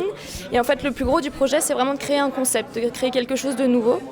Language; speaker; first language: French; native; French